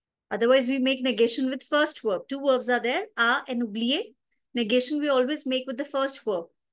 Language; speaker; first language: English; non-native, local second language; Hindi